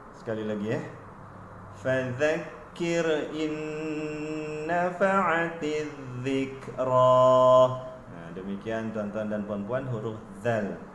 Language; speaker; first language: Malay; native; Malay